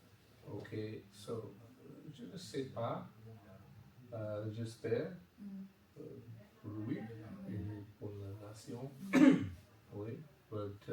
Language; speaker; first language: French; non-native, learner; English